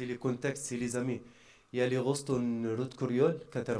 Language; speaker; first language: French; non-native, learner; Arabic